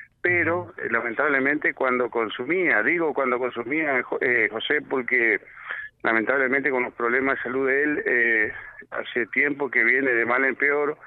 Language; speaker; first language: Spanish; native; Spanish